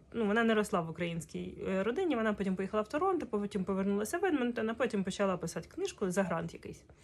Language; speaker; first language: Ukrainian; non-native, local second language; Russian